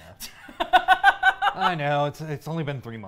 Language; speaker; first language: English; native; English